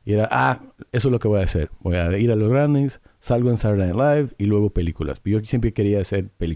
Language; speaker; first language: Spanish; early bilingual, heritage; English